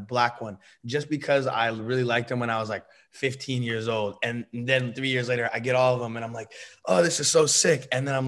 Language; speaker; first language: English; native; English